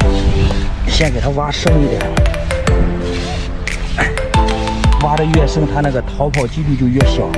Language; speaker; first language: Chinese; native; Chinese